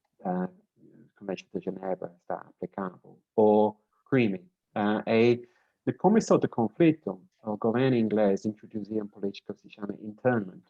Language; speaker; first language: Portuguese; non-native, learner; English